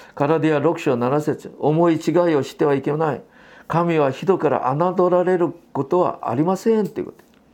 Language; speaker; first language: Japanese; non-native, fluent; Korean